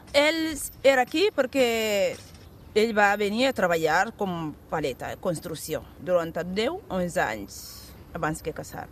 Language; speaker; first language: Catalan; non-native, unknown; Bambara